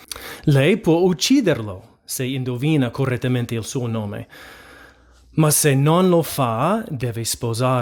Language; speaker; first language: Italian; non-native, fluent; English